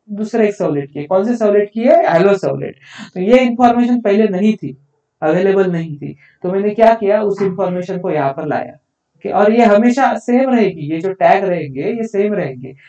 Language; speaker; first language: Hindi; non-native, local second language; Marathi